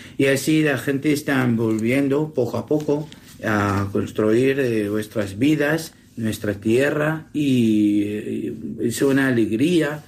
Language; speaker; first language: Spanish; non-native, learner; Assyrian Neo-Aramaic